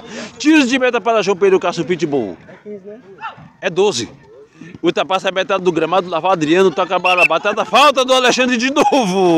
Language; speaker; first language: Portuguese; native; Portuguese